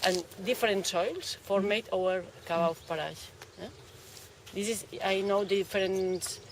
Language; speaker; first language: English; non-native, learner; Catalan